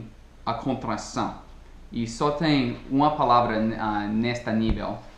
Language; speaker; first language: Portuguese; non-native, fluent; English